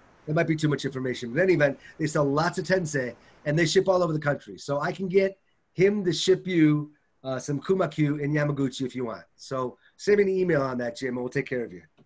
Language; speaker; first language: English; native; English